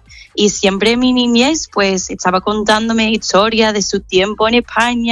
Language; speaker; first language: Spanish; non-native, fluent; English